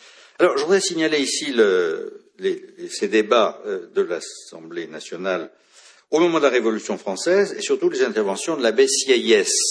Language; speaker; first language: French; native; French